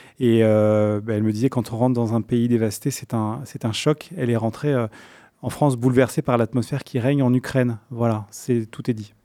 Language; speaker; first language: French; native; French